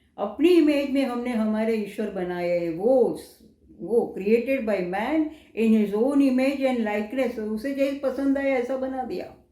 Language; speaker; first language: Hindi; non-native, local second language; Gujarati